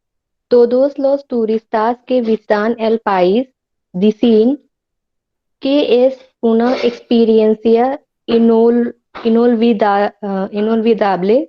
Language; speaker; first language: Spanish; non-native, learner; Hindi